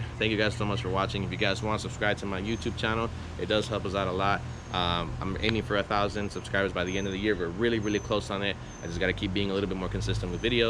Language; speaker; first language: English; native; English